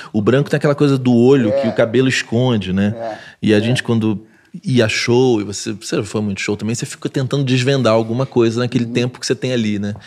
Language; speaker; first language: Portuguese; native; Portuguese